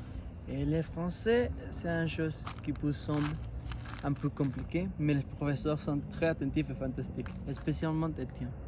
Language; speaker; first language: French; non-native, learner; Spanish